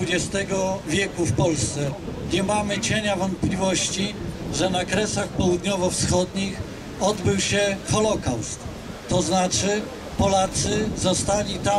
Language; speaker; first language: Polish; native; Polish